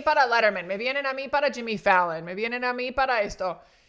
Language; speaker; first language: Spanish; early bilingual, heritage; Spanish